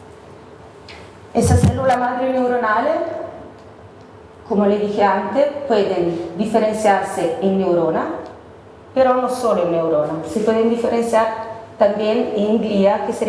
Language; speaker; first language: Spanish; non-native, fluent; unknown